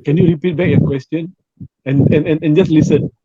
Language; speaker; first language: English; non-native, local second language; Malay